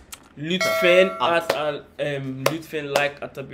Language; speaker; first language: Turkish; non-native, learner; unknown